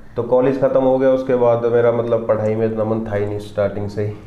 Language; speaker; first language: Hindi; non-native, local second language; Haryanvi